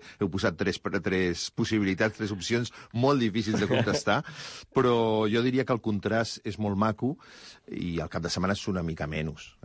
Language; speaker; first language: Catalan; native; Catalan